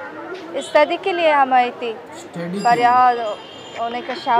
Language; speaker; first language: Hindi; non-native, learner; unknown